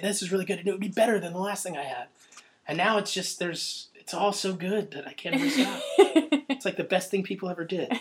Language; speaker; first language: English; native; English